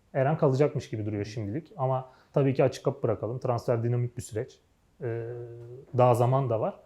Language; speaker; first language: Turkish; native; Turkish